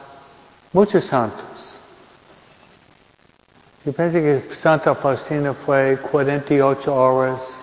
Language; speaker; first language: Spanish; non-native, fluent; English